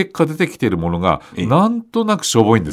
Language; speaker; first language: Japanese; native; Japanese